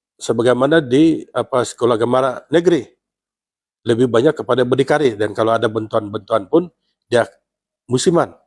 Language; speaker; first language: Malay; non-native, local second language; Central Dusun